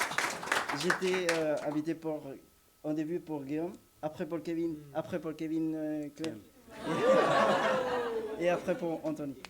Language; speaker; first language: French; non-native, learner; Spanish